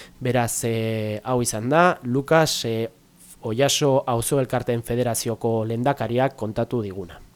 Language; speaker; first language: Basque; native; Basque